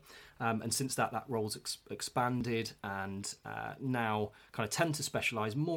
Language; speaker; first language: English; native; English